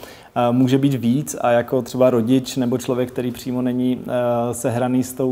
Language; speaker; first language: Czech; native; Czech